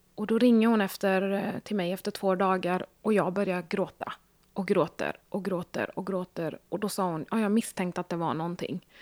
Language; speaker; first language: Swedish; early bilingual, other home language; Gujarati